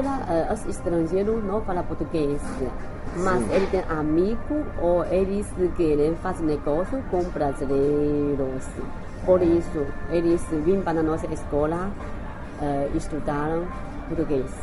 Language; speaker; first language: Portuguese; non-native, learner; Chinese